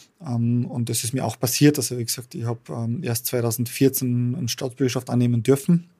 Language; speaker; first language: German; non-native, fluent; Albanian